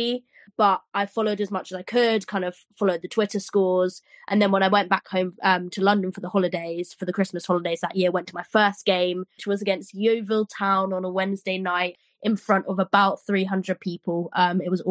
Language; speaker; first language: English; native; English